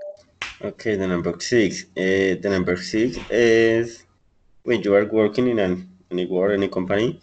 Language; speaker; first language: English; non-native, learner; Spanish